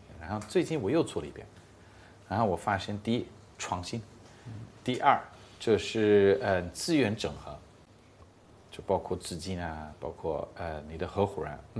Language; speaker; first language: Chinese; non-native, fluent; English